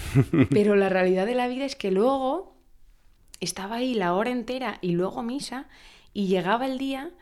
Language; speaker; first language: Spanish; native; Spanish